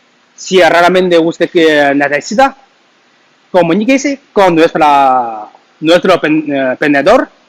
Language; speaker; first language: Spanish; non-native, learner; Chinese